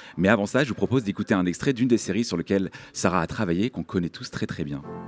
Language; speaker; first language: French; native; French